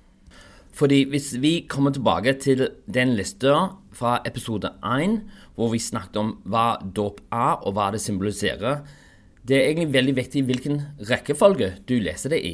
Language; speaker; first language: Norwegian; non-native, fluent; English